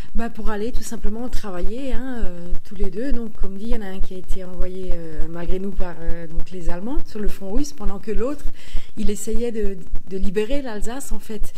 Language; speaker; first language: French; native; French